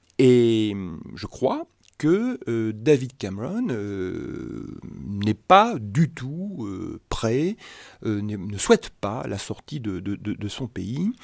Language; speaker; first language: French; native; French